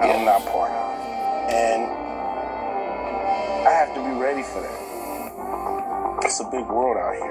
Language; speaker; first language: English; native; English